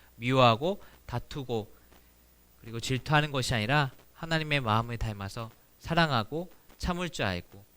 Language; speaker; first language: Korean; native; Korean